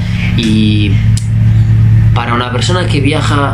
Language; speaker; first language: Spanish; non-native, fluent; Italian